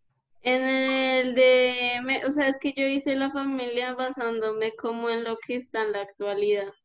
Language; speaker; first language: Spanish; native; Spanish